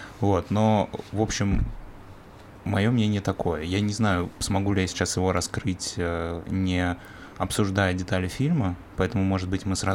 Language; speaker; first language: Russian; native; Russian